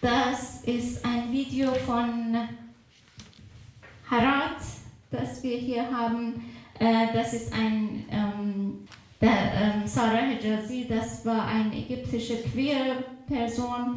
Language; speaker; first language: German; non-native, fluent; Persian